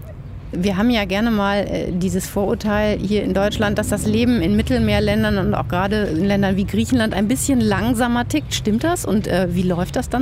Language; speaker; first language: German; native; German